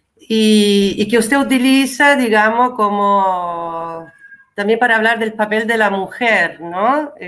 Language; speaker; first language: Spanish; non-native, fluent; Italian